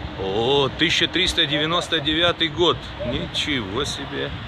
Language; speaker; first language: Russian; native; Russian